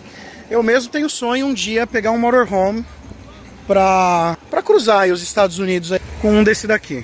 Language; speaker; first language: Portuguese; native; Portuguese